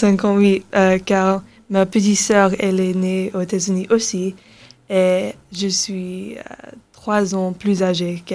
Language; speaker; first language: French; non-native, learner; English